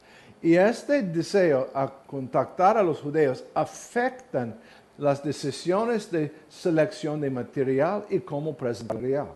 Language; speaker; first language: Spanish; non-native, learner; English